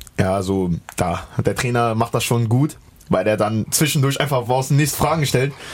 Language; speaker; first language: German; native; German